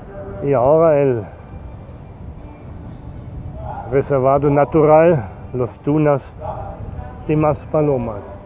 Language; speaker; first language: Spanish; non-native, learner; German